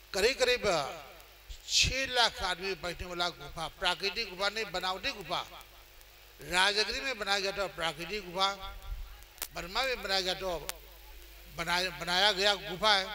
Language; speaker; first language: Hindi; non-native, fluent; Burmese